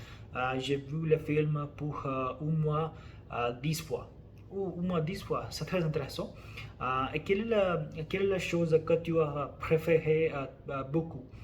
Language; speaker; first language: French; non-native, learner; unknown